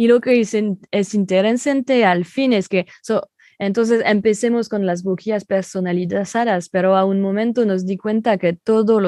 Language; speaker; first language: Spanish; non-native, fluent; French